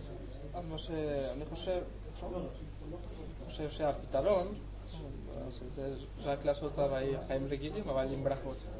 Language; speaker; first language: Hebrew; non-native, learner; Spanish